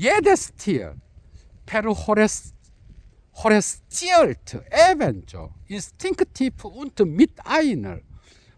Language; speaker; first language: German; non-native, learner; Korean